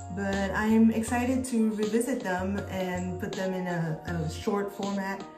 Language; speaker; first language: English; non-native, fluent; French